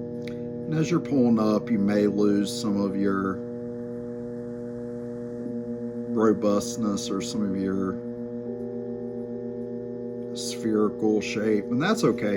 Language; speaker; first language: English; native; English